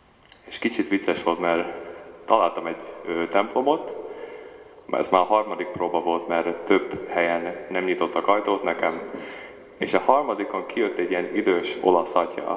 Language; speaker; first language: Hungarian; early bilingual, heritage; Hungarian